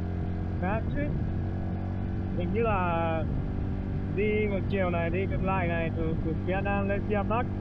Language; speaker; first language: Vietnamese; non-native, fluent; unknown